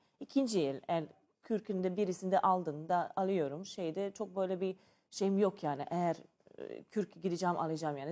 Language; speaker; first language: Turkish; non-native, learner; Serbian